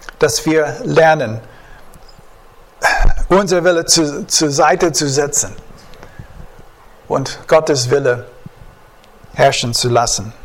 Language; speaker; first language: German; non-native, fluent; English